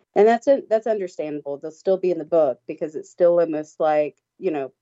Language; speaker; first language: English; native; English